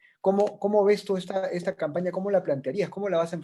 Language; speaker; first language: Spanish; native; Spanish